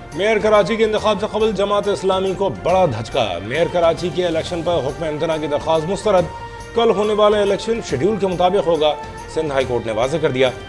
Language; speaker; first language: Urdu; native; Urdu